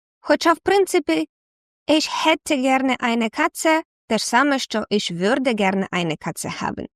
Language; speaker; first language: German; non-native, fluent; Ukrainian